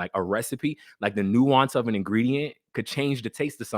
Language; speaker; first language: English; native; English